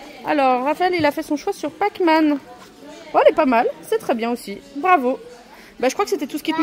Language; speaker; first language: French; native; French